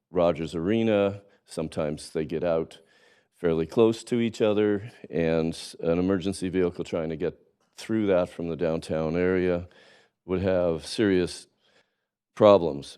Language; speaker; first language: English; native; English